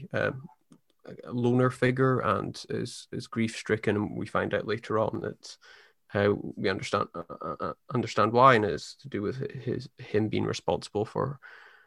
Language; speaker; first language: English; native; English